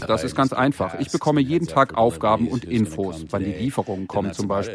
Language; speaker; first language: German; native; German